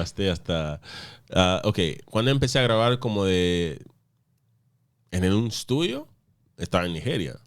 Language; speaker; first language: Spanish; early bilingual, other home language; English